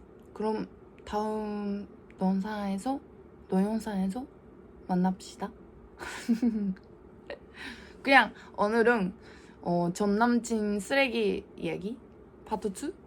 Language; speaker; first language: Korean; non-native, learner; Japanese